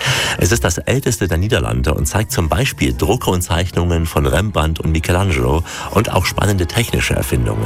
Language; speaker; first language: German; native; German